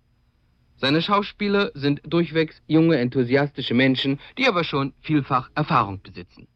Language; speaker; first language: German; native; German